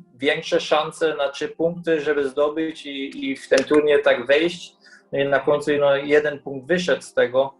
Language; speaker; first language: Polish; early bilingual, heritage; Polish